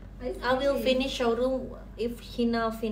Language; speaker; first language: English; non-native, learner; Indonesian